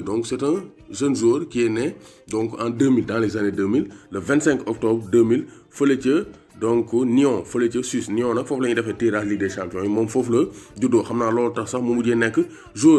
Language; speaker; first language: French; non-native, local second language; Wolof